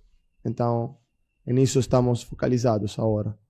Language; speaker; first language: Portuguese; non-native, fluent; Italian